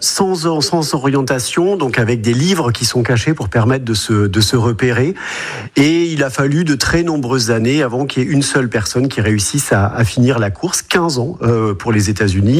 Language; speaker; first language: French; native; French